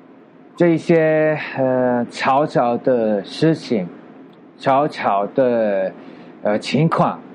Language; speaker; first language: Chinese; non-native, learner; Filipino